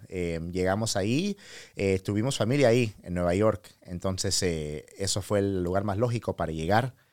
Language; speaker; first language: Spanish; early bilingual, heritage; Spanish